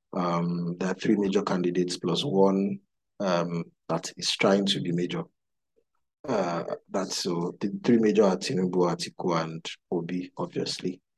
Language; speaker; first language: English; non-native, local second language; Yoruba